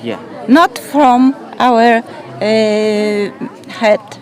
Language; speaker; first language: English; non-native, learner; Polish